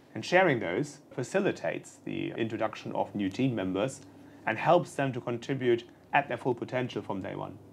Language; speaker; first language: English; non-native, fluent; German